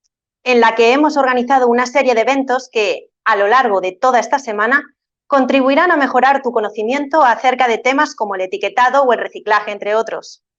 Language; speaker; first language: Spanish; native; Spanish